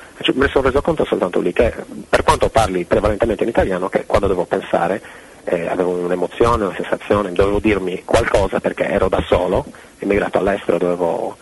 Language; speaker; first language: Italian; native; Italian